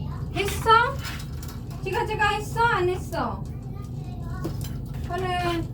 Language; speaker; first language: Korean; non-native, learner; Filipino